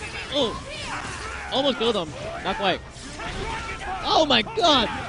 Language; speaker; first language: English; native; English